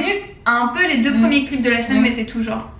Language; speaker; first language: French; native; French